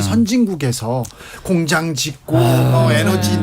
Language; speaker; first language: Korean; native; Korean